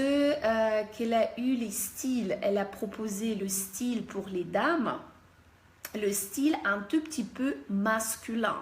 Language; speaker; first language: French; non-native, fluent; Russian